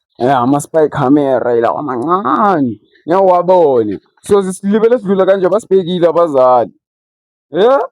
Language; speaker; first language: Zulu; non-native, local second language; Xhosa